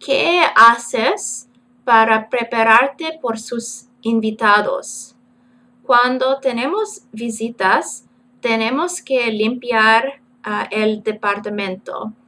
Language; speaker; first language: Spanish; non-native, learner; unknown